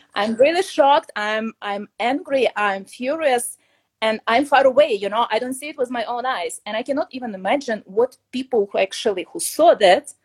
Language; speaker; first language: English; non-native, fluent; Ukrainian